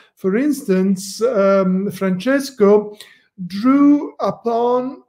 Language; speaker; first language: English; non-native, fluent; Italian